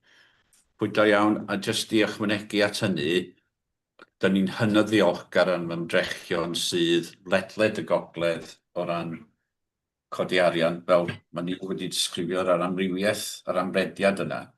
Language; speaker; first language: Welsh; native; Welsh